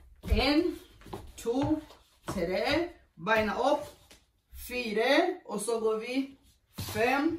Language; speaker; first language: Norwegian; non-native, fluent; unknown